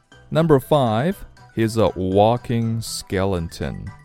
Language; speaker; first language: English; non-native, fluent; Chinese